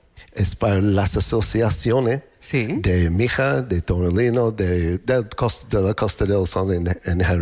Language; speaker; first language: Spanish; non-native, learner; English